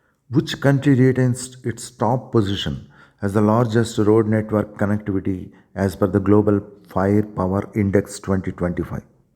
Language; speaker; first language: English; non-native, local second language; Telugu